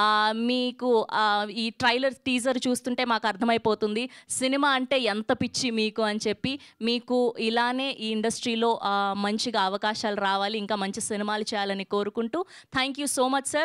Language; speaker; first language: Telugu; native; Telugu